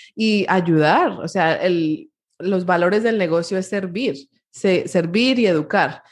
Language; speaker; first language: Spanish; early bilingual, heritage; Spanish